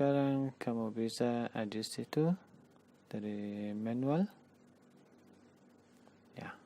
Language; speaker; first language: Indonesian; non-native, learner; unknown